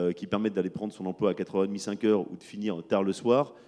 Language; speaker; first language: French; native; French